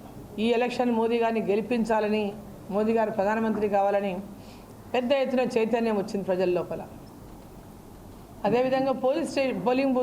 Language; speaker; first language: Telugu; native; Telugu